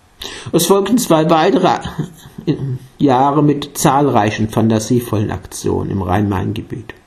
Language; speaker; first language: German; native; German